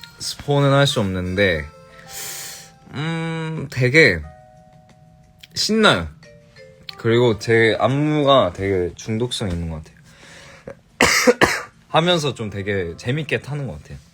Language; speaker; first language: Korean; early bilingual, heritage; English